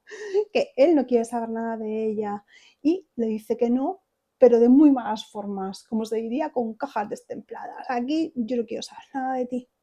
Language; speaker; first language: Spanish; native; Spanish